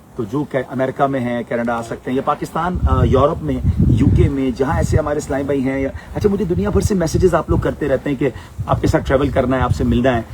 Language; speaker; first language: Urdu; native; Urdu